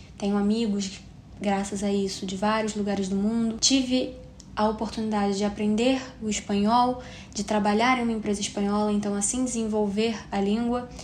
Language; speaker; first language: Portuguese; native; Portuguese